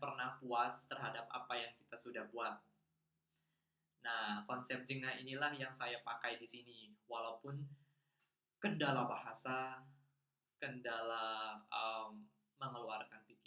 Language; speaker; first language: Indonesian; non-native, local second language; Balinese